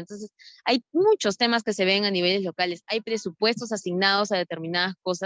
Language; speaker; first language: Spanish; native; Spanish